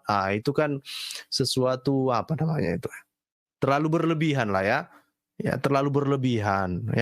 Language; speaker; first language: Indonesian; native; Indonesian